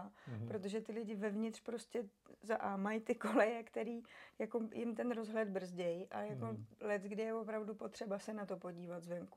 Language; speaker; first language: Czech; native; Czech